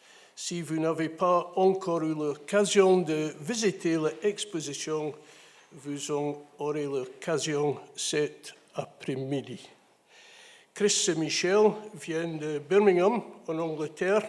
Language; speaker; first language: French; non-native, fluent; English